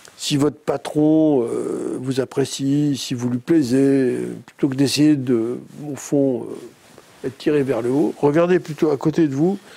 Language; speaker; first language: French; native; French